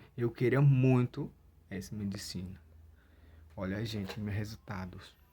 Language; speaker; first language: Portuguese; non-native, local second language; Ticuna